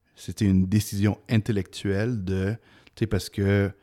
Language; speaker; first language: French; early bilingual, other home language; Arabic